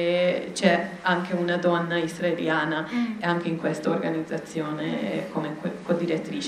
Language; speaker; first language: Italian; non-native, fluent; Hebrew